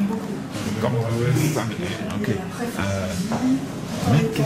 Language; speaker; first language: French; native; French